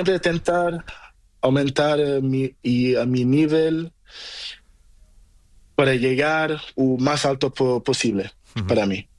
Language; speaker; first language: Spanish; non-native, learner; Portuguese